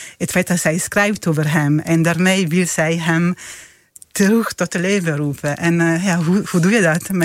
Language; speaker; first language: Dutch; non-native, fluent; Italian